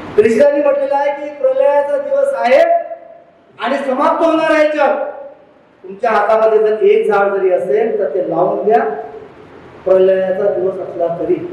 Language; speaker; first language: Marathi; non-native, local second language; Urdu